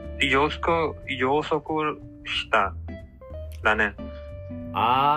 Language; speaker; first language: Japanese; non-native, learner; English